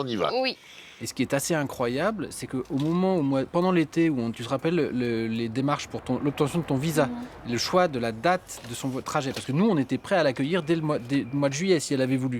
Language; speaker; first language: French; native; French